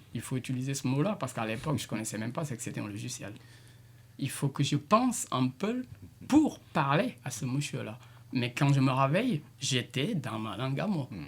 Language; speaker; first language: French; non-native, local second language; Jola-Fonyi